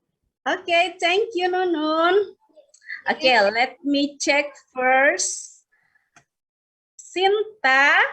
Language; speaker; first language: English; non-native, learner; Indonesian